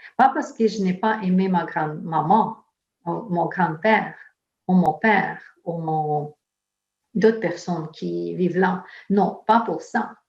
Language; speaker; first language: French; non-native, fluent; Ukrainian